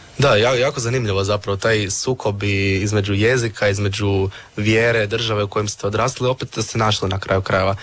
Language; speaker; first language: Serbian; native; Serbian